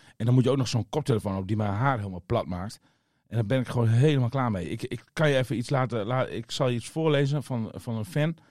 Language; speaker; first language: Dutch; native; Dutch